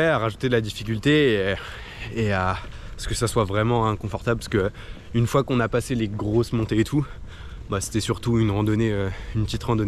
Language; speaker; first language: French; native; French